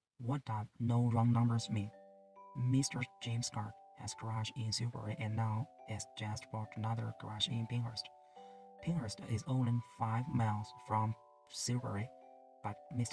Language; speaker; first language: English; non-native, learner; Chinese